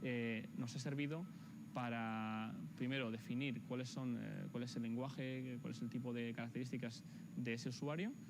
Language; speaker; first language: Spanish; native; Spanish